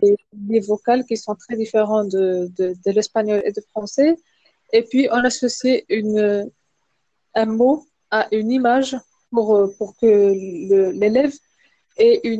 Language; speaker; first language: French; non-native, local second language; Arabic